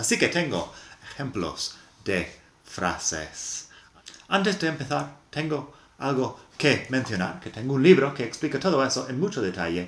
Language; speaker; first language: Spanish; non-native, fluent; English